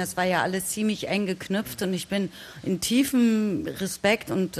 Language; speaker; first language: German; native; German